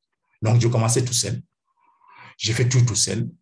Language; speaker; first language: French; non-native, fluent; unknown